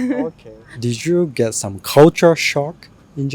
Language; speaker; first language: English; non-native, fluent; Japanese